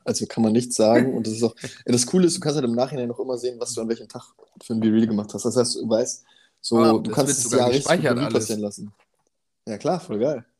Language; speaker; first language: German; native; German